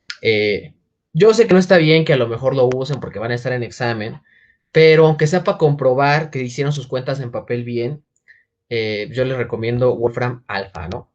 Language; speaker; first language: Spanish; native; Spanish